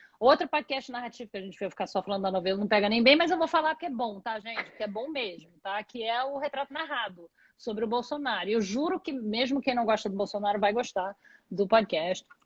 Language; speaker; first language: Portuguese; native; Portuguese